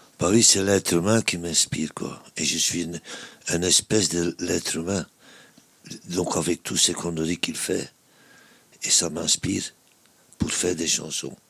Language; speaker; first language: French; non-native, local second language; Dutch